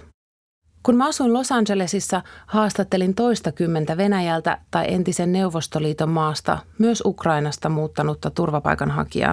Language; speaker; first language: Finnish; native; Finnish